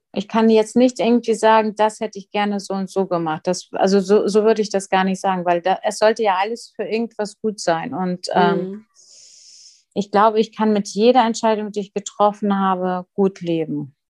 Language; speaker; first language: German; early bilingual, other home language; Russian